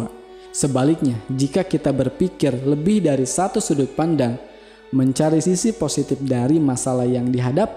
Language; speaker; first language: Indonesian; native; Indonesian